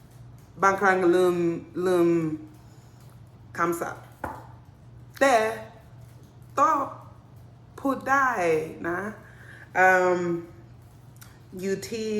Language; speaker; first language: Thai; non-native, learner; English